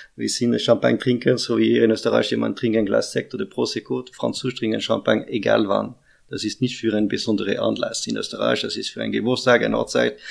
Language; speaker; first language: German; non-native, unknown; French